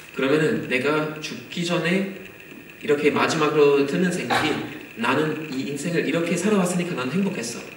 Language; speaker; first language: Korean; non-native, fluent; German